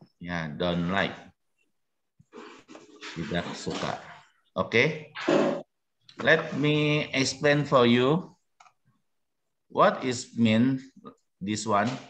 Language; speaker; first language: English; non-native, learner; Indonesian